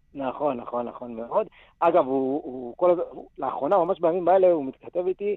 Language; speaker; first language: Hebrew; native; Hebrew